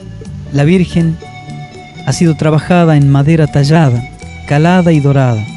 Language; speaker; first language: Spanish; native; Spanish